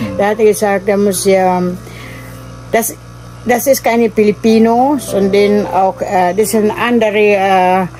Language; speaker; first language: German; non-native, learner; Filipino